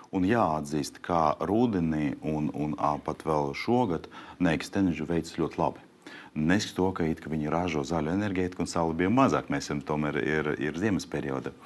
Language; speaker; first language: Latvian; non-native, local second language; Russian